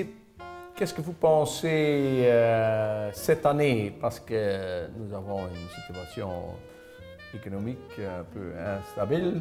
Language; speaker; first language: French; non-native, learner; Dutch